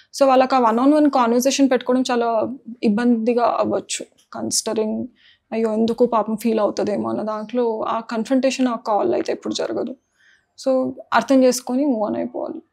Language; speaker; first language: Telugu; non-native, local second language; Marathi